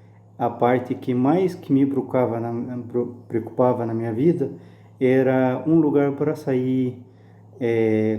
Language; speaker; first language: Portuguese; non-native, fluent; Arabic